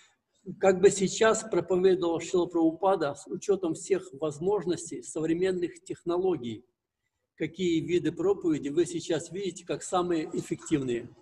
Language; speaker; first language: Russian; native; Russian